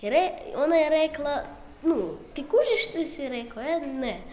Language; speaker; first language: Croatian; non-native, learner; Ukrainian